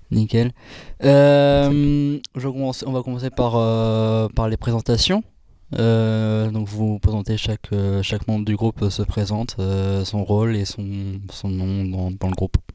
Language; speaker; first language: French; native; French